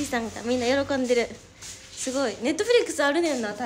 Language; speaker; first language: Japanese; native; Japanese